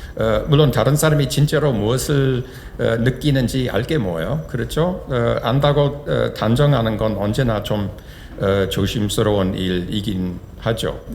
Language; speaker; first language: Korean; non-native, fluent; English